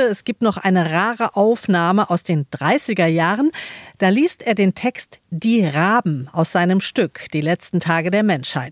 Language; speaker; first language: German; native; German